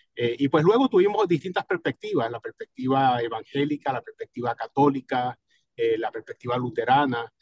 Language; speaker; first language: Spanish; native; Spanish